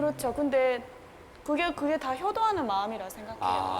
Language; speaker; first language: Korean; non-native, fluent; German